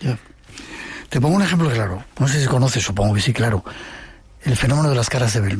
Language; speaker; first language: Spanish; native; Spanish